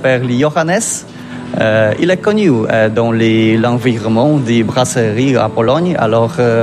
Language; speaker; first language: French; non-native, fluent; Polish